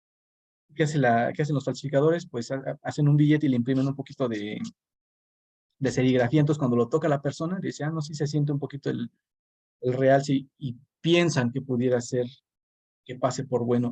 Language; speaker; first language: Spanish; native; Spanish